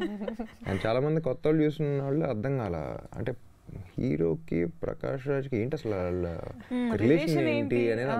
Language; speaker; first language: Telugu; native; Telugu